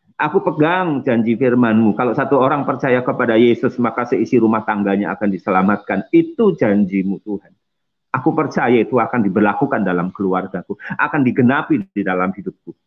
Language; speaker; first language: Indonesian; non-native, local second language; Javanese